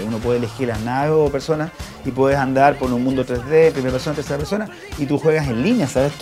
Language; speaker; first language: Spanish; native; Spanish